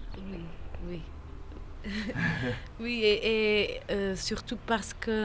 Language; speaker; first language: French; non-native, fluent; Portuguese